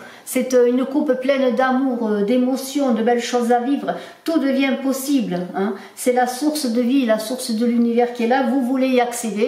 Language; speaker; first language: French; native; French